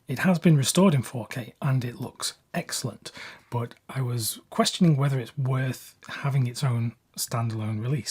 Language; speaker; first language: English; native; English